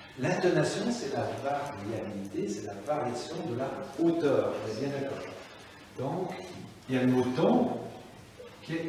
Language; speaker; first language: French; native; French